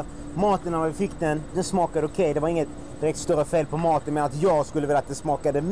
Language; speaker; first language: Swedish; native; Swedish